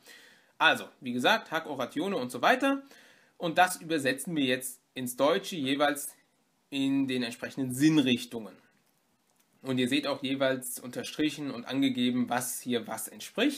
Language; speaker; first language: German; native; German